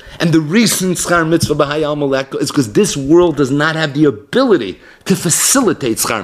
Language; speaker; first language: English; native; English